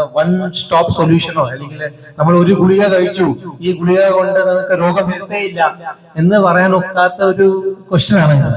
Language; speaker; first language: Malayalam; early bilingual, heritage; Malayalam